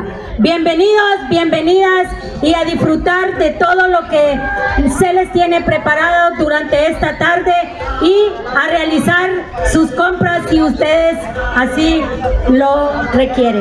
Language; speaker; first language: Spanish; native; Spanish